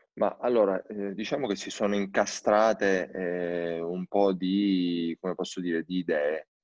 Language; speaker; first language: Italian; native; Italian